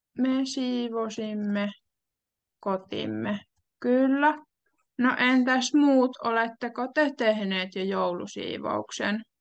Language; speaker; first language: Finnish; native; Finnish